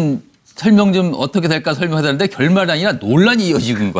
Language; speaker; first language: Korean; native; Korean